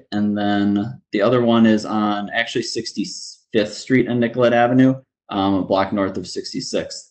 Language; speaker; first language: English; native; English